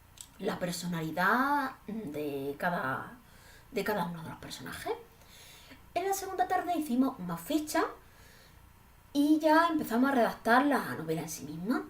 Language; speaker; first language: Spanish; native; Spanish